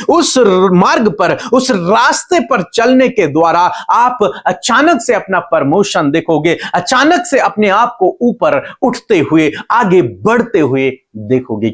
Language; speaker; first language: Hindi; native; Hindi